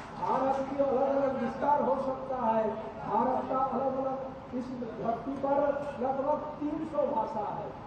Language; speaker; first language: Hindi; non-native, local second language; Bangla